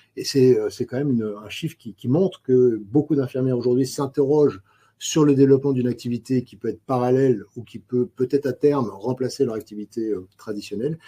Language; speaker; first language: French; native; French